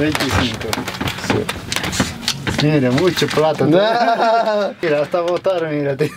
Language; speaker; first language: Spanish; native; Spanish